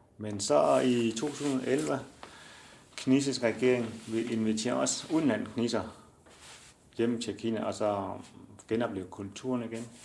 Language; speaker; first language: Danish; non-native, learner; Chinese